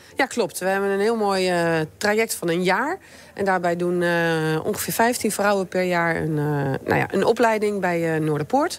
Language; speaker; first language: Dutch; native; Dutch